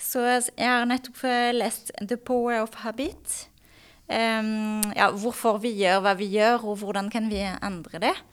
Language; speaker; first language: Norwegian; non-native, fluent; French